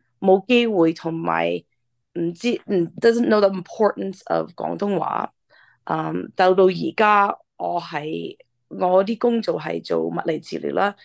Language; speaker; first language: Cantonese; early bilingual, heritage; English